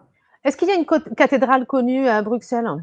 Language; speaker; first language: French; non-native, fluent; Portuguese